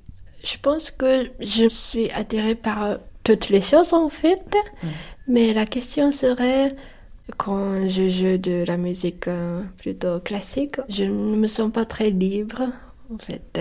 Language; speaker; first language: French; non-native, fluent; Japanese